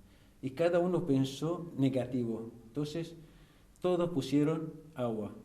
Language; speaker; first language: Spanish; non-native, fluent; Arabic